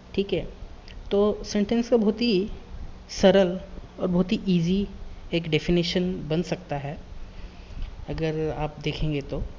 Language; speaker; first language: Hindi; non-native, local second language; Marathi